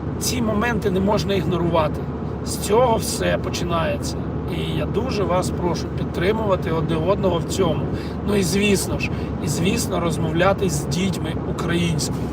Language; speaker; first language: Ukrainian; non-native, local second language; Russian